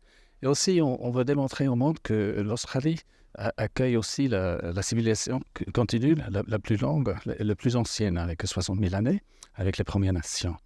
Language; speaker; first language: French; non-native, fluent; English